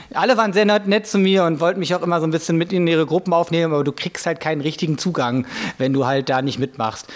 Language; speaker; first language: German; native; German